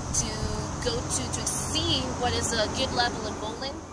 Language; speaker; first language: English; non-native, fluent; Spanish